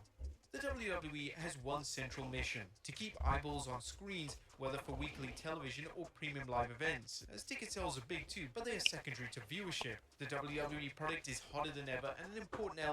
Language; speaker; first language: English; native; English